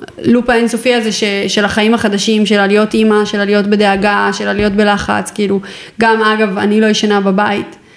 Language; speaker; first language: Hebrew; native; Hebrew